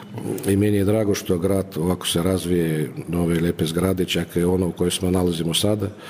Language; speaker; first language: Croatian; non-native, fluent; Russian